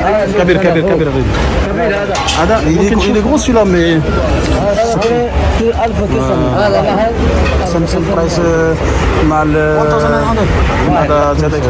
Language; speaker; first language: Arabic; non-native, learner; French